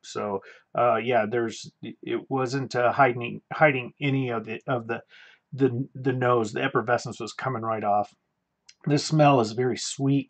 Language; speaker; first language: English; native; English